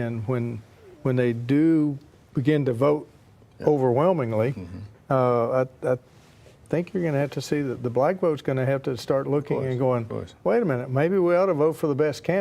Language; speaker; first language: English; native; English